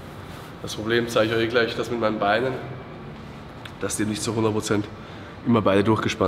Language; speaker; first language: German; native; German